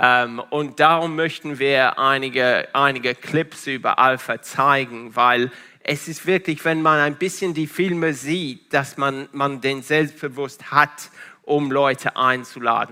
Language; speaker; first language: German; non-native, fluent; Italian